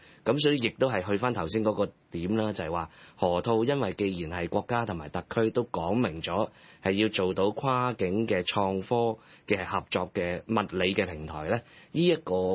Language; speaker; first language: Cantonese; native; Cantonese